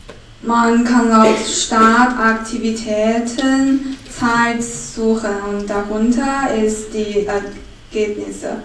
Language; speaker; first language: German; non-native, learner; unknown